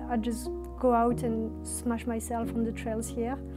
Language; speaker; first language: English; non-native, fluent; French